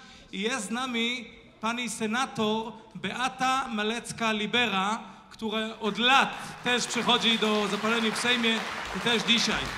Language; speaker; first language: Polish; non-native, fluent; Hebrew